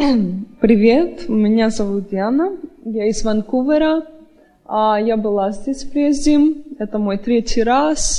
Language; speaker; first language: Russian; early bilingual, heritage; Russian